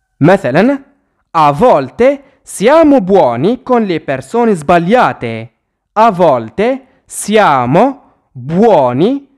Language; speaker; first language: Italian; non-native, fluent; Arabic